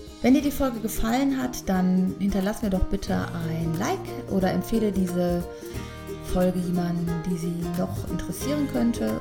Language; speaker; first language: German; native; German